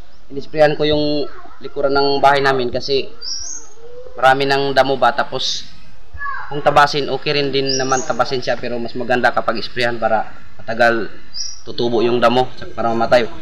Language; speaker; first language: Filipino; non-native, local second language; Cebuano